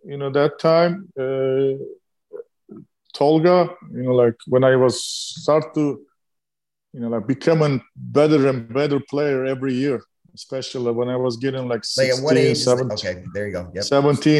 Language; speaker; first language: English; non-native, fluent; Turkish